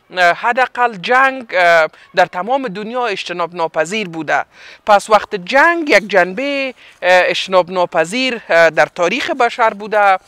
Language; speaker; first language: Persian; native; Persian